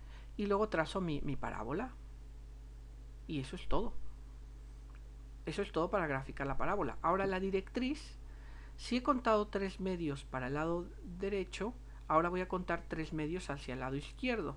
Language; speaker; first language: Spanish; native; Spanish